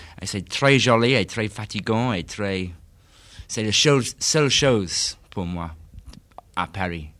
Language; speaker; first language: French; non-native, learner; English